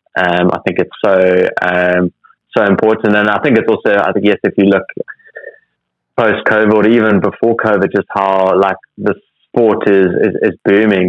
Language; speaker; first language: English; native; English